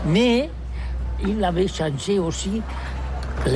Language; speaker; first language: French; non-native, learner; Catalan